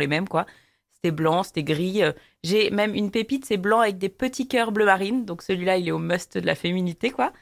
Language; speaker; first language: French; native; French